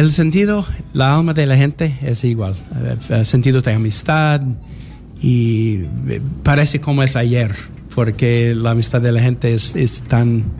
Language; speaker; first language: Spanish; non-native, learner; English